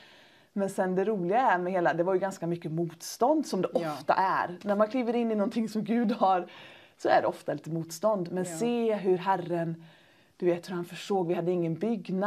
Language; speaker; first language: Swedish; native; Swedish